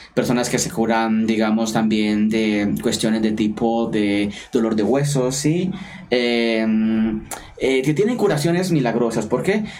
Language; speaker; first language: Spanish; native; Spanish